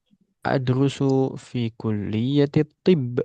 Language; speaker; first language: Arabic; non-native, fluent; Indonesian